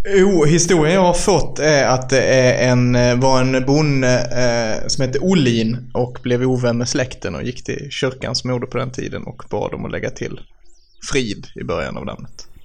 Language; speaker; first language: Swedish; native; Swedish